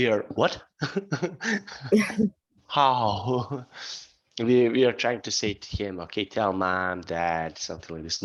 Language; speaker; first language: English; non-native, fluent; Serbian